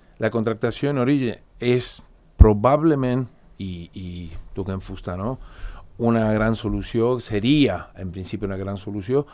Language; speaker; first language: Catalan; non-native, fluent; Spanish